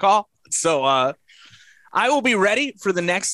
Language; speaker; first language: English; native; English